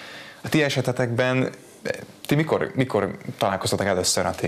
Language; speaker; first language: Hungarian; native; Hungarian